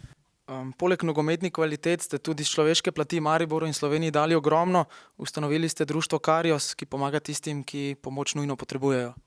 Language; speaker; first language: Slovenian; native; Slovenian